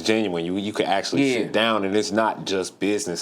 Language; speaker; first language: English; native; English